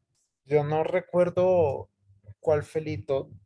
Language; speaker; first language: Spanish; native; Spanish